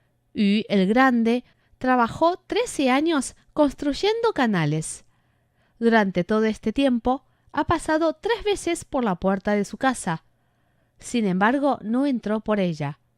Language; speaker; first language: Spanish; non-native, fluent; Chinese